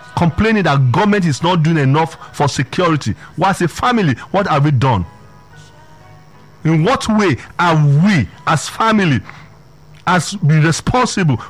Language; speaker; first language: English; non-native, local second language; Yoruba